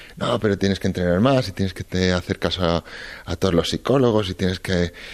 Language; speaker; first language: Spanish; native; Spanish